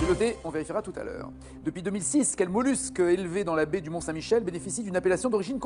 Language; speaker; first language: French; native; French